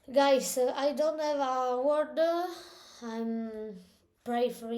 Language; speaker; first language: English; non-native, learner; Italian